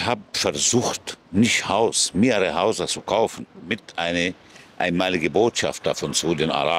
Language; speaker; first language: German; non-native, fluent; Arabic